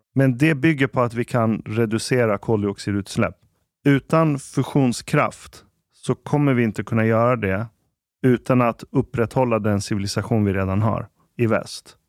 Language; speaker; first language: Swedish; early bilingual, other home language; Arabic